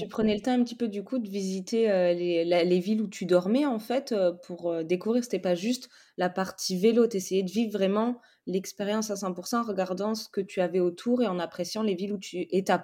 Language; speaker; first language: French; native; French